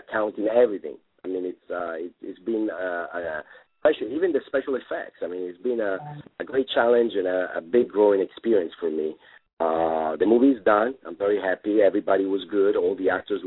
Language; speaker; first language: English; non-native, fluent; Italian